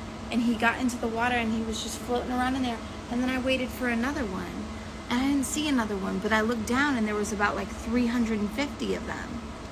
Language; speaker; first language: English; native; English